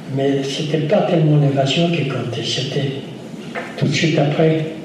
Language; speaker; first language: French; non-native, fluent; Yiddish